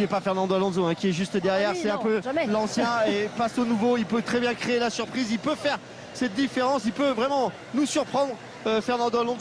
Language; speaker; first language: French; native; French